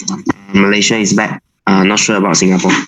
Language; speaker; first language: English; non-native, local second language; Chinese